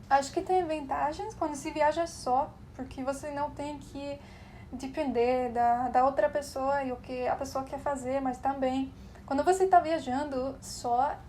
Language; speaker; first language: Portuguese; non-native, fluent; English